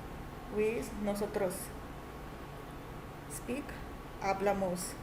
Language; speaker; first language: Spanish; non-native, fluent; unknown